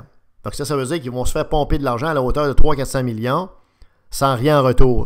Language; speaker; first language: French; native; French